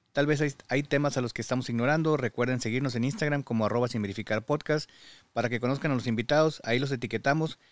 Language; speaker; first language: Spanish; native; Spanish